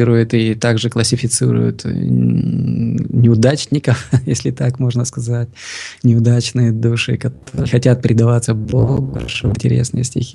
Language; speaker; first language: Russian; native; Russian